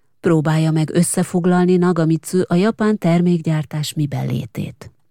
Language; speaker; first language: Hungarian; native; Hungarian